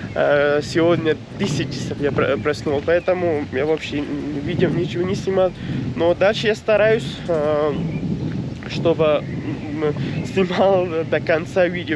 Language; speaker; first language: Russian; non-native, local second language; Kyrgyz